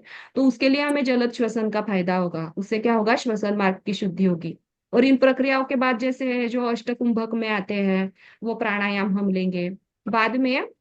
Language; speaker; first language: Hindi; native; Hindi